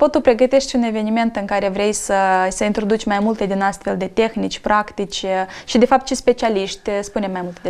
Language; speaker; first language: Romanian; native; Romanian